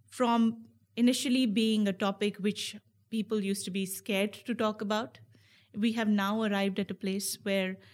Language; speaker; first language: English; non-native, local second language; Hindi